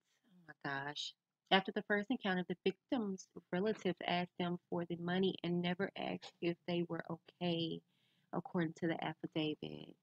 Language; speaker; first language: English; native; English